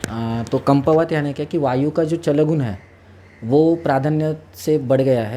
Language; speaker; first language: Hindi; non-native, local second language; Marathi